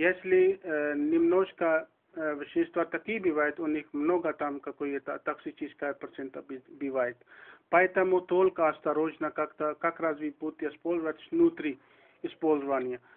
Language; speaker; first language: Russian; non-native, learner; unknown